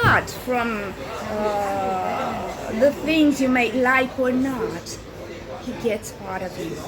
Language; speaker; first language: English; non-native, fluent; Italian